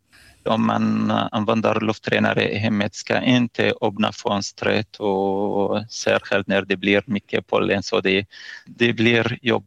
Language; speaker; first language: Swedish; non-native, fluent; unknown